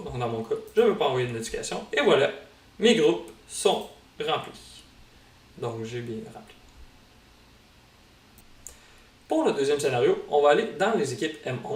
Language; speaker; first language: French; native; French